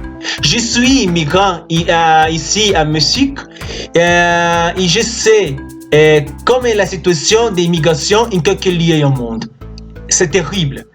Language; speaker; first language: French; non-native, learner; Spanish